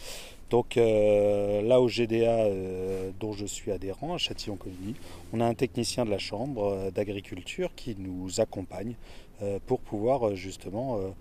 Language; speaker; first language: French; native; French